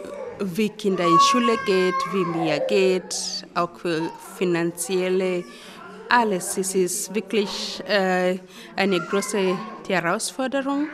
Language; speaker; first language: German; non-native, learner; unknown